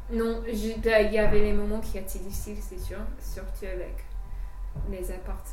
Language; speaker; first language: French; non-native, fluent; English